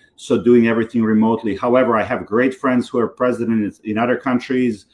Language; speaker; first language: English; non-native, fluent; Serbian